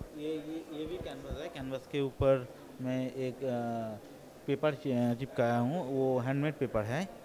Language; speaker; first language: Hindi; non-native, local second language; Bangla